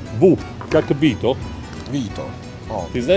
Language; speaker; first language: Russian; non-native, learner; Italian